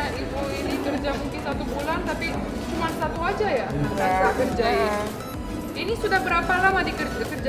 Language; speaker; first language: Indonesian; non-native, fluent; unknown